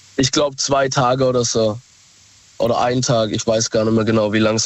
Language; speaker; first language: German; native; German